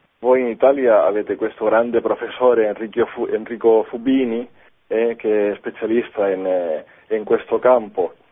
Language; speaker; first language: Italian; non-native, fluent; Spanish